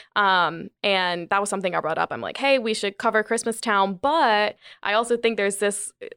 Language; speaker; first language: English; native; English